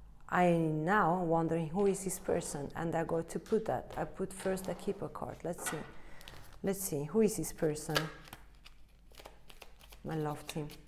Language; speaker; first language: English; non-native, fluent; Italian